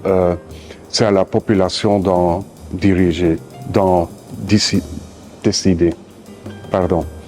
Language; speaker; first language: French; non-native, local second language; Dutch